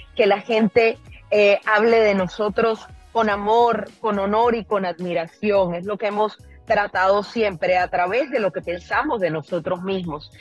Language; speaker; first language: Spanish; native; Spanish